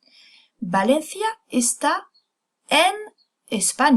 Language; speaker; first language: Spanish; non-native, fluent; French